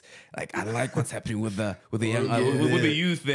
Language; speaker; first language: English; non-native, local second language; Venda